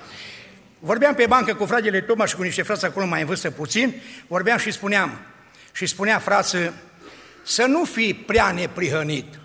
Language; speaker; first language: Romanian; native; Romanian